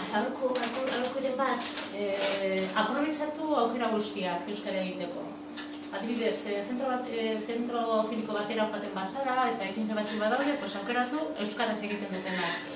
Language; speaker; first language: Basque; non-native, local second language; Spanish